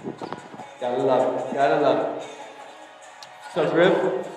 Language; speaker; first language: English; native; English